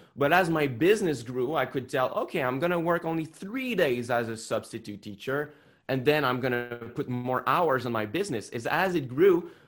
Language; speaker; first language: English; non-native, fluent; French